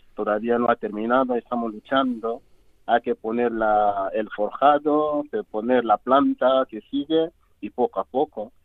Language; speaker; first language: Spanish; non-native, fluent; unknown